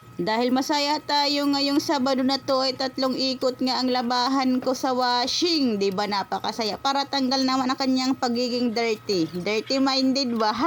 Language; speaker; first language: Filipino; non-native, local second language; Waray